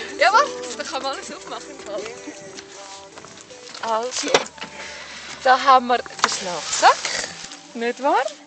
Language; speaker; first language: German; native; German